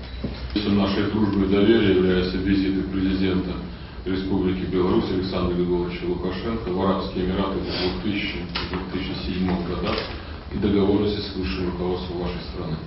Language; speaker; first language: Russian; native; Russian